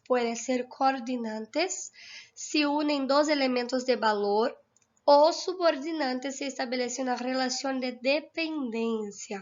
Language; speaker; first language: Spanish; non-native, fluent; Portuguese